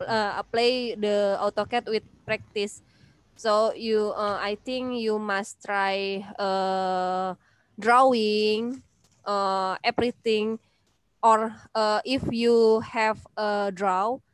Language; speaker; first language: English; non-native, learner; Indonesian